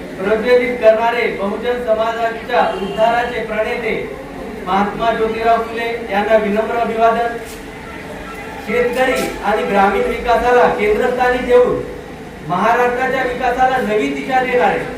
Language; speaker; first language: Marathi; native; Marathi